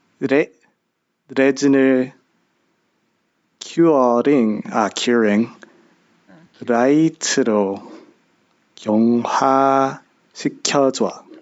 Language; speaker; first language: Korean; non-native, learner; English